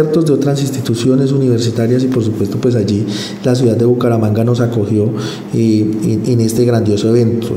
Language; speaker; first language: Spanish; native; Spanish